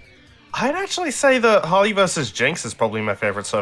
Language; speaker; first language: English; native; English